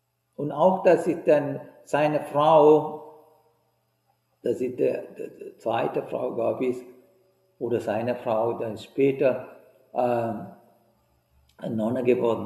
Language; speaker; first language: German; non-native, fluent; Sinhala